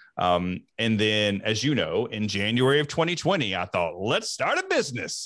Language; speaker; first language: English; native; English